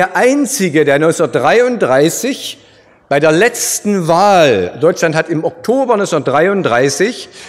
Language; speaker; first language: German; native; German